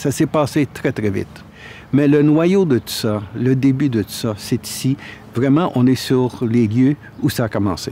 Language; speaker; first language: French; native; French